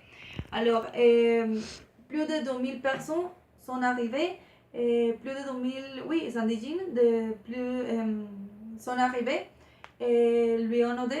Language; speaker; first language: French; non-native, learner; Spanish